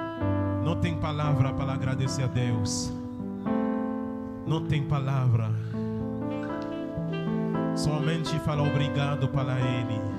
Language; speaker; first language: Portuguese; non-native, learner; Haitian Creole